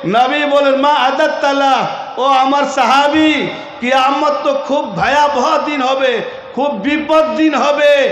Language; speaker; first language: Bangla; non-native, local second language; Urdu